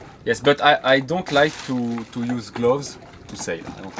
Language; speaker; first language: English; non-native, learner; French